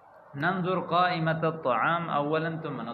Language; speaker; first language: Arabic; non-native, fluent; Urdu